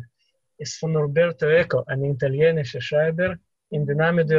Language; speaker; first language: German; non-native, fluent; Russian